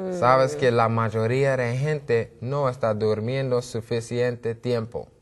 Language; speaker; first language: Spanish; non-native, learner; English